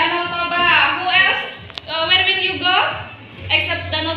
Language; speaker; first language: English; non-native, fluent; Indonesian